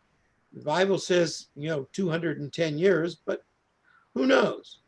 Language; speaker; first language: English; native; English